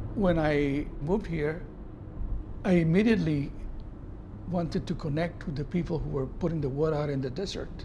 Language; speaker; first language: English; non-native, fluent; Spanish